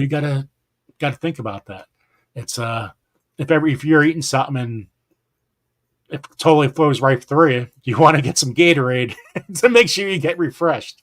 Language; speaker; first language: English; native; English